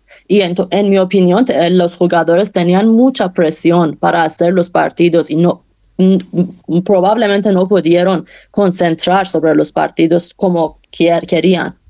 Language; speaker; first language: Spanish; non-native, fluent; Persian